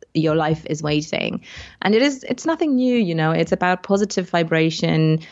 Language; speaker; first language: English; non-native, fluent; Luxembourgish